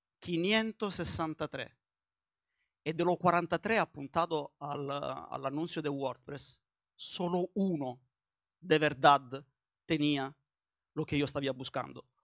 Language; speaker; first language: Spanish; non-native, learner; Italian